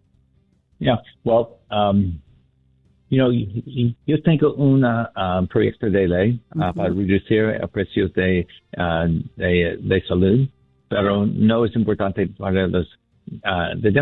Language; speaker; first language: Spanish; non-native, learner; English